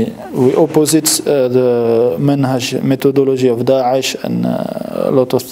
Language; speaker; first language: English; non-native, learner; French